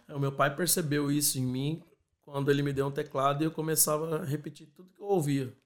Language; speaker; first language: Portuguese; native; Portuguese